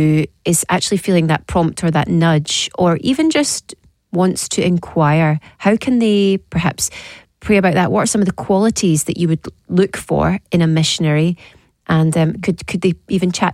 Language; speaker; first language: English; native; English